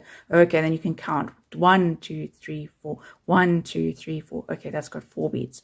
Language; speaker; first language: English; native; English